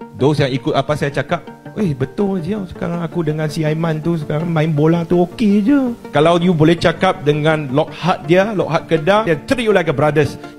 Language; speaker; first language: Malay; non-native, local second language; Chinese